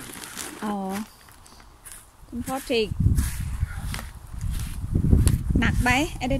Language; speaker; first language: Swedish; non-native, learner; Thai